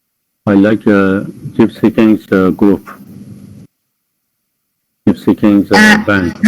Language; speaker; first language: English; non-native, fluent; Persian